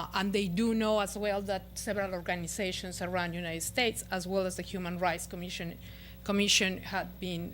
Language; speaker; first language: English; non-native, fluent; Spanish